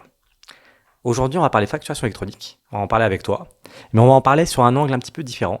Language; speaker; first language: French; native; French